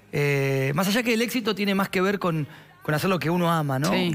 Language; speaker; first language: Spanish; native; Spanish